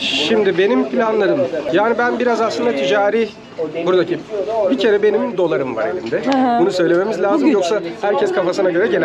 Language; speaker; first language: Turkish; native; Turkish